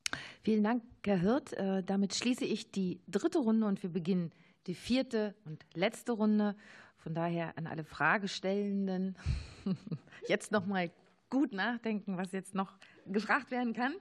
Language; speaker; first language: German; native; German